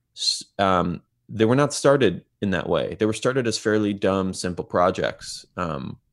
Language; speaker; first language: English; non-native, fluent; Hebrew